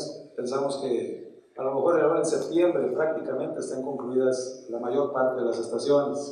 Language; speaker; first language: Spanish; native; Spanish